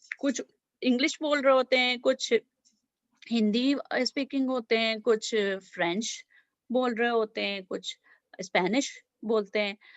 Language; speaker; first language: Urdu; native; Urdu